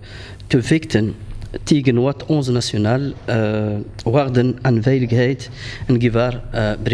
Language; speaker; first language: Dutch; non-native, fluent; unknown